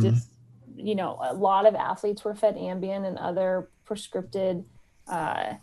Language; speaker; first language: English; native; English